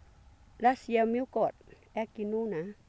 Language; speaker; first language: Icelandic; non-native, learner; Thai